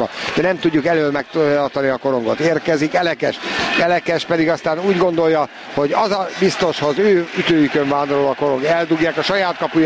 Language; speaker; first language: Hungarian; native; Hungarian